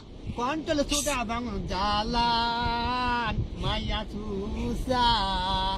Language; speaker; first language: Indonesian; non-native, learner; Bangla